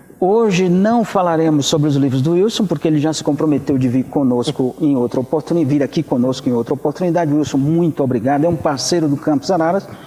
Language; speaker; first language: Portuguese; native; Portuguese